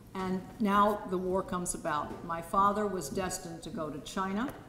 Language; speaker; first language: English; native; English